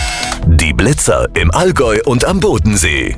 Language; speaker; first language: German; native; German